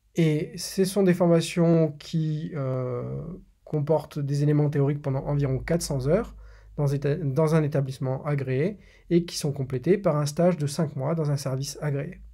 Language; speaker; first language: French; native; French